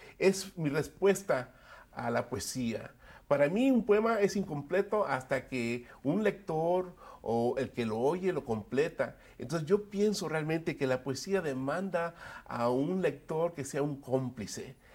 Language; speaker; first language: Spanish; early bilingual, other home language; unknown